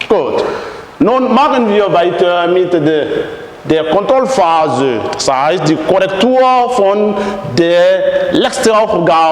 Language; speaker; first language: German; non-native, fluent; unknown